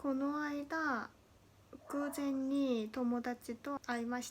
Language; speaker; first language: Japanese; non-native, learner; Korean